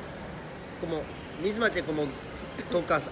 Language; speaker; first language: Spanish; non-native, learner; Japanese